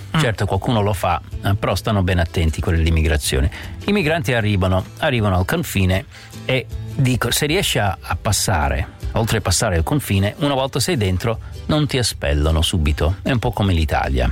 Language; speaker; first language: Italian; non-native, fluent; English